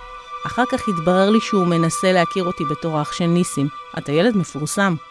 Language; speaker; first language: Hebrew; native; Hebrew